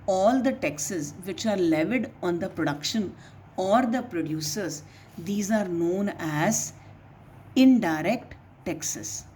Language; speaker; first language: English; non-native, local second language; Punjabi